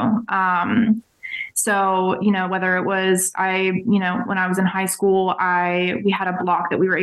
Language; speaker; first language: English; native; English